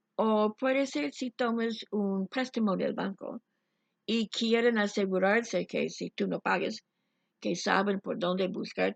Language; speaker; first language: Spanish; non-native, fluent; English